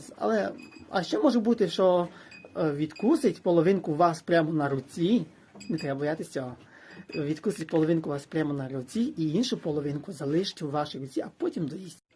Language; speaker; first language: Ukrainian; native; Ukrainian